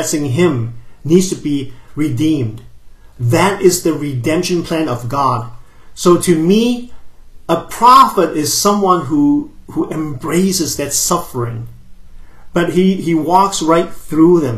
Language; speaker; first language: English; non-native, local second language; Cantonese